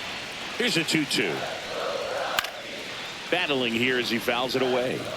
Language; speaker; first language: English; native; English